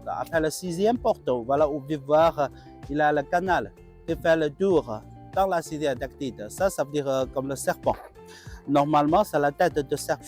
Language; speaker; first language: French; non-native, learner; Chinese